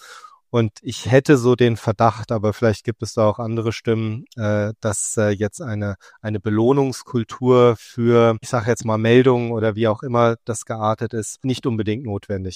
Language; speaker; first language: German; native; German